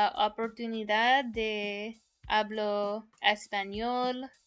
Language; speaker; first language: Spanish; non-native, learner; English